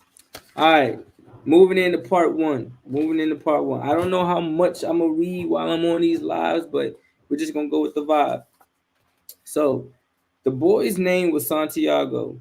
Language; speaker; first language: English; native; English